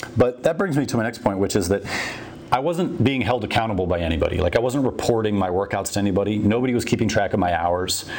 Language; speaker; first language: English; native; English